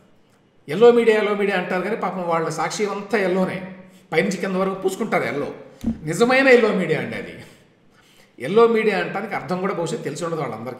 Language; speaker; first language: Telugu; native; Telugu